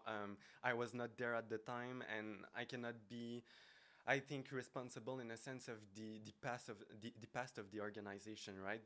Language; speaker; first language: English; native; English